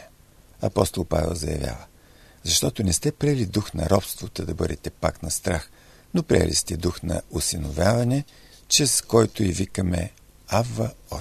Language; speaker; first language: Bulgarian; native; Bulgarian